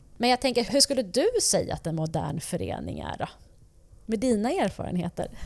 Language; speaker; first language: Swedish; native; Swedish